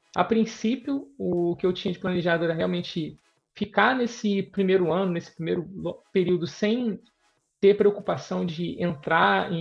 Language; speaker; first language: Portuguese; native; Portuguese